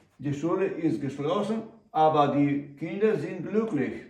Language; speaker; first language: German; non-native, learner; Ukrainian